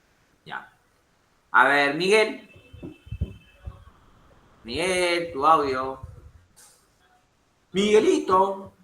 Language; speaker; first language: Spanish; native; Spanish